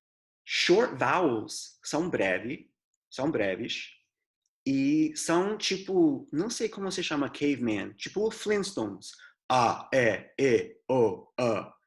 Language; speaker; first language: Portuguese; non-native, fluent; English